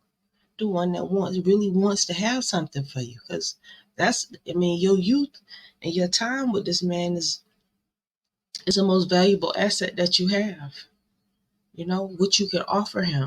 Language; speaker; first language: English; native; English